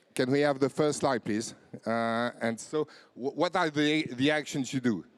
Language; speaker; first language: English; non-native, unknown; French